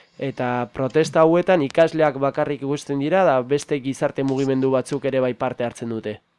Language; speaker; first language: Basque; native; Basque